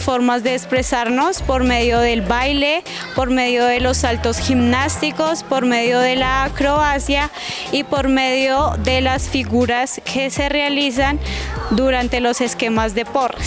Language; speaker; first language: Spanish; native; Spanish